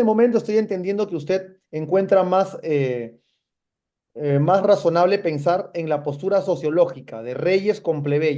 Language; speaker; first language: Spanish; native; Spanish